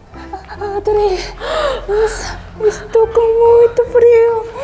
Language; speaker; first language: Portuguese; non-native, fluent; Korean